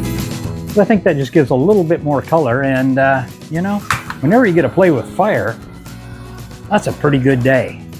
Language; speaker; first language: English; native; English